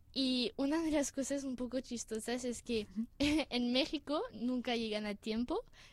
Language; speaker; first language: Spanish; non-native, local second language; French